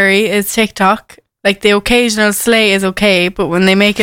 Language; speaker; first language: English; native; English